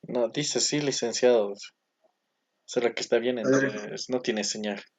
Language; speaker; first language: Spanish; native; Spanish